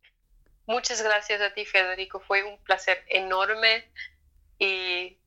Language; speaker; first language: Spanish; non-native, fluent; German